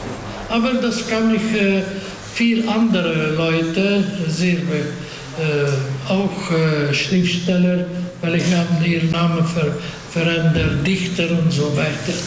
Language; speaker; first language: German; non-native, fluent; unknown